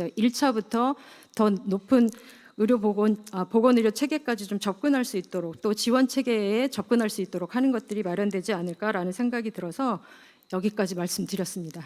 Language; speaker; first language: Korean; native; Korean